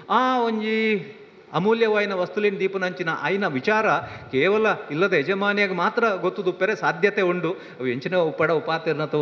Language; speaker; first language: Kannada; non-native, local second language; Tulu